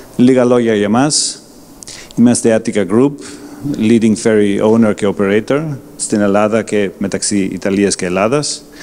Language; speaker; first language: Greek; non-native, fluent; German